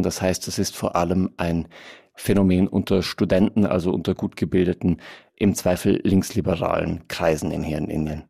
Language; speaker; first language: German; native; German